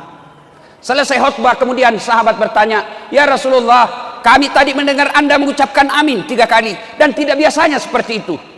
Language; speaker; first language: Indonesian; non-native, local second language; Buginese